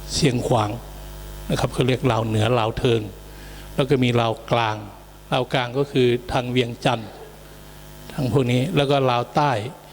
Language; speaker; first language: Thai; native; Thai